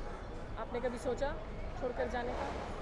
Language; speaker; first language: Hindi; native; Hindi